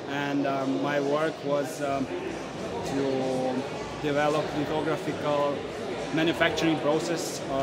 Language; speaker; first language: English; non-native, fluent; Ukrainian